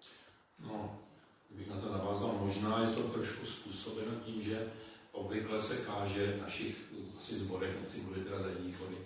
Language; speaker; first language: Czech; native; Czech